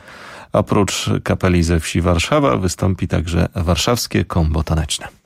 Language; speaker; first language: Polish; native; Polish